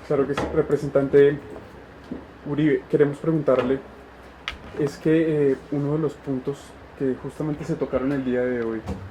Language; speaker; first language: Spanish; native; Spanish